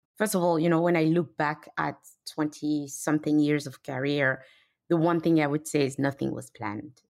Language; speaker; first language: English; non-native, fluent; French